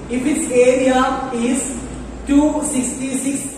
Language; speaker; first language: English; non-native, local second language; Malayalam